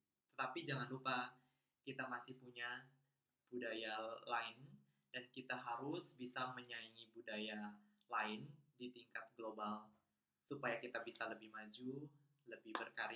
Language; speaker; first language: Indonesian; non-native, local second language; Balinese